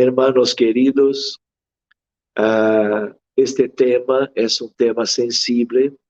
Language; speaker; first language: Spanish; non-native, fluent; Portuguese